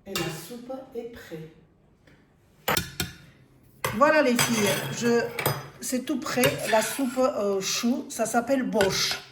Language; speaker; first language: French; non-native, fluent; Armenian